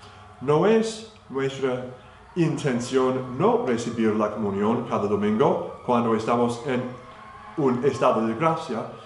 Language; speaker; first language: Spanish; non-native, fluent; English